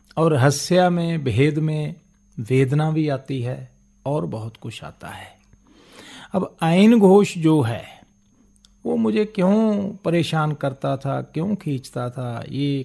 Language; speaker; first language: Hindi; non-native, local second language; Punjabi